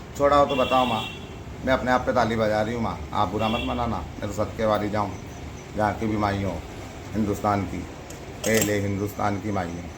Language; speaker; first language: Hindi; native; Hindi